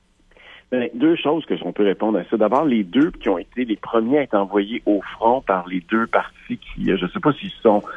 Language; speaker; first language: French; native; French